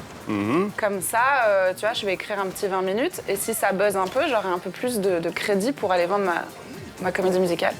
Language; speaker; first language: French; native; French